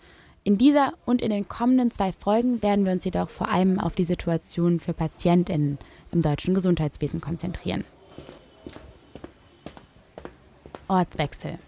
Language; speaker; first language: German; native; German